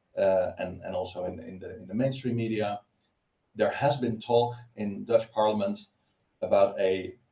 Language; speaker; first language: English; non-native, fluent; Dutch